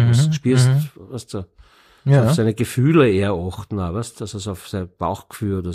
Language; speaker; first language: German; native; German